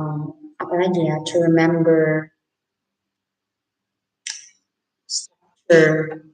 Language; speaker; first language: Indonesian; non-native, fluent; Filipino